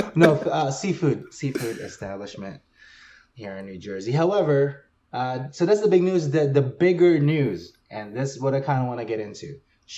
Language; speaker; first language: English; native; English